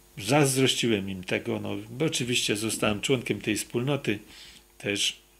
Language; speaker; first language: Polish; native; Polish